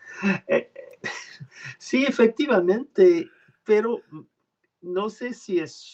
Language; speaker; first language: Spanish; non-native, learner; French